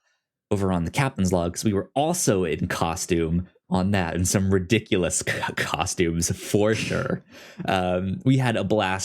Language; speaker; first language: English; native; English